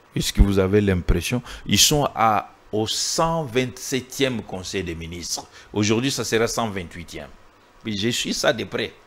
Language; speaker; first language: French; non-native, local second language; Swahili